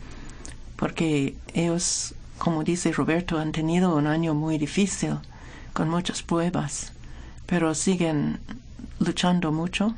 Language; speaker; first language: Spanish; non-native, fluent; English